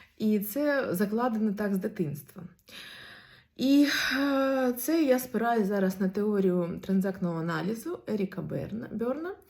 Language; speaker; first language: Ukrainian; non-native, local second language; Russian